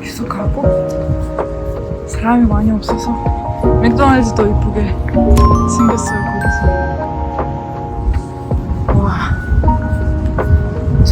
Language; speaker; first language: Korean; non-native, learner; Ukrainian